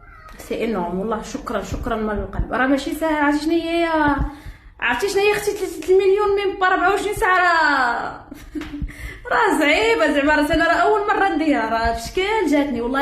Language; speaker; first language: Arabic; native; Arabic